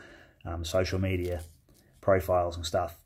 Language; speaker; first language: English; native; English